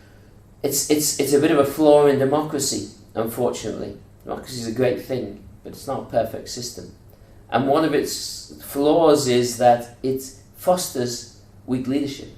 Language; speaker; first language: English; native; English